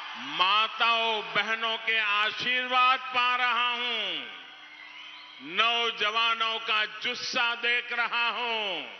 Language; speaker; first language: Hindi; non-native, local second language; Gujarati